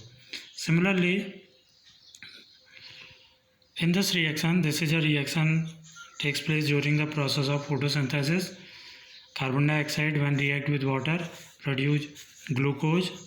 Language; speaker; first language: English; non-native, local second language; Hindi